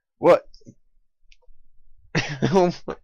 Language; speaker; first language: English; native; English